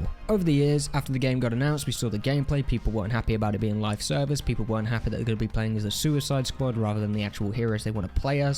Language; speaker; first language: English; native; English